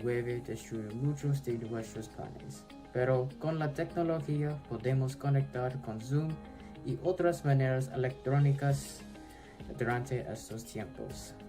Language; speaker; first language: Spanish; non-native, fluent; English